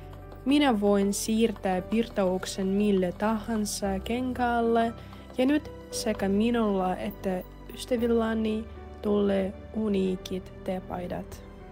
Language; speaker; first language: Finnish; non-native, learner; Russian